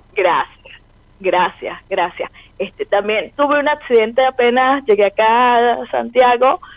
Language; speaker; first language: Spanish; native; Spanish